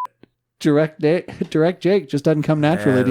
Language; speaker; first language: English; native; English